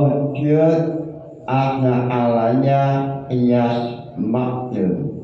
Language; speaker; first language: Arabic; non-native, fluent; Javanese